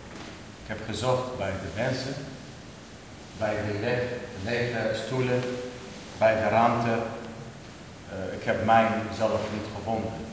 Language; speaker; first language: Dutch; non-native, learner; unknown